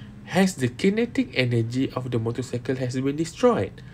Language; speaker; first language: English; non-native, local second language; Malay